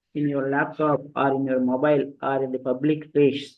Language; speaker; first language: English; non-native, local second language; Telugu